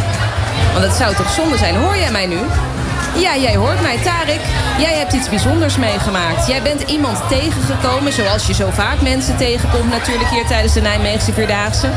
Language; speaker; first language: Dutch; native; Dutch